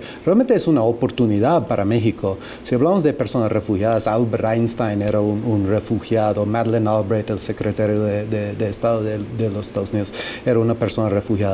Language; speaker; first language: Spanish; non-native, fluent; English